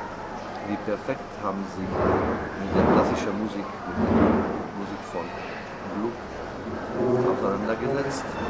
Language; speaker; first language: German; non-native, fluent; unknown